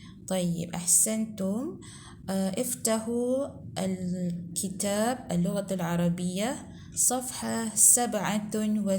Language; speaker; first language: Arabic; non-native, fluent; Malay